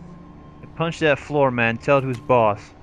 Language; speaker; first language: English; native; English